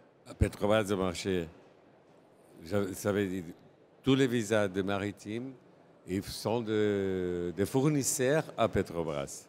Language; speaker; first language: French; non-native, fluent; Portuguese